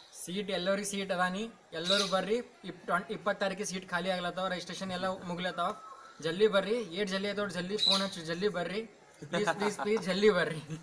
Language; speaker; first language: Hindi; non-native, local second language; Kannada